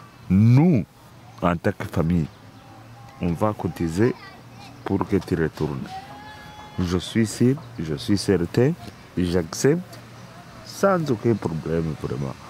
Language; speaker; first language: French; non-native, local second language; Kinyarwanda